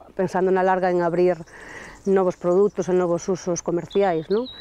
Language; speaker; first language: Galician; native; Galician